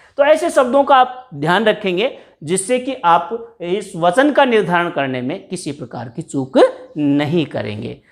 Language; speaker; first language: Hindi; native; Hindi